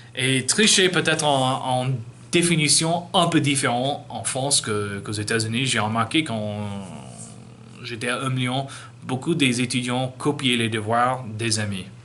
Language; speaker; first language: French; non-native, fluent; English